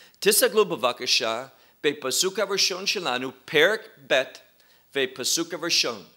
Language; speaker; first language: Hebrew; non-native, fluent; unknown